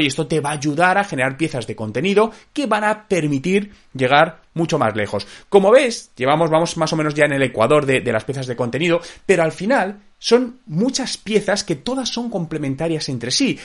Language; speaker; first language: Spanish; native; Spanish